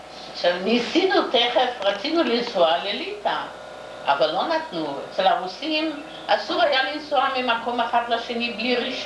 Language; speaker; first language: Hebrew; non-native, fluent; Yiddish